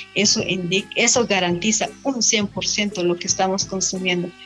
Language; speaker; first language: Spanish; non-native, local second language; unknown